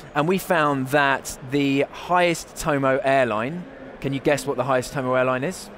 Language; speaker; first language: English; native; English